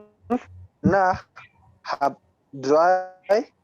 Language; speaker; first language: German; non-native, learner; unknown